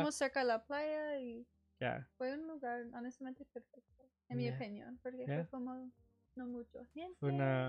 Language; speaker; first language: Spanish; non-native, learner; English